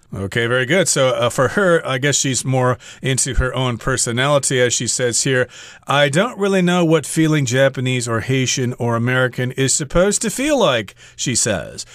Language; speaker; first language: English; native; English